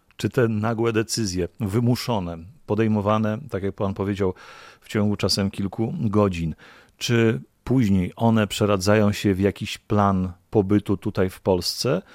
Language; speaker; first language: Polish; native; Polish